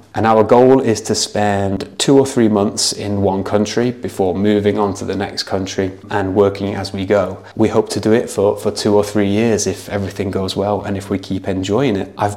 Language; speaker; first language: English; native; English